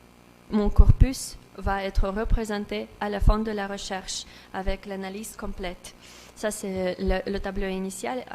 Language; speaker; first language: French; non-native, learner; Russian